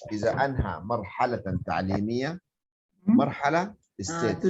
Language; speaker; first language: Arabic; native; Arabic